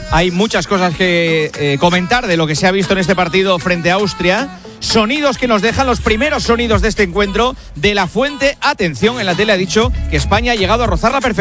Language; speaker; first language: Spanish; native; Spanish